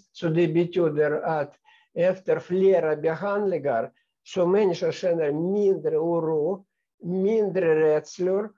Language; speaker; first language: Swedish; non-native, fluent; Russian